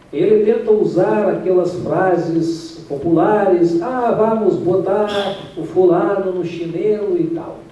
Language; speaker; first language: Portuguese; non-native, fluent; Russian